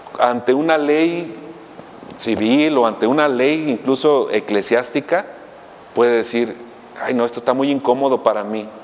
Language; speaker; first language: Spanish; native; Spanish